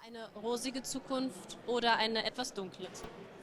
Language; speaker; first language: German; non-native, fluent; Kurdish